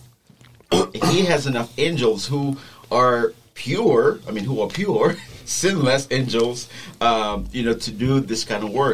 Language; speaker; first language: English; non-native, fluent; Haitian Creole